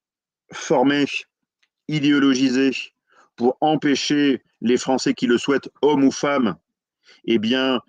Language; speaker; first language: French; native; French